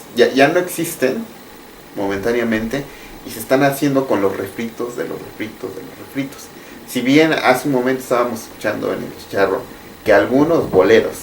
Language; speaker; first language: Spanish; native; Spanish